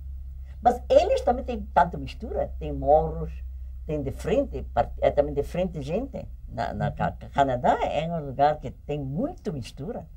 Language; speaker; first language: Portuguese; early bilingual, heritage; English